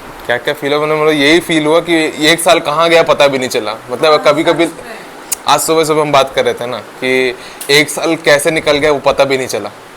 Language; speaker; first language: Hindi; native; Hindi